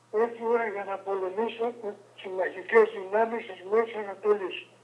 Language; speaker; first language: Greek; early bilingual, other home language; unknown